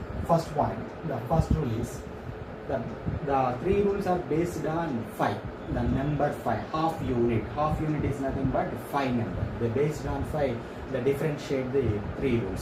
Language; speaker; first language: English; non-native, local second language; Telugu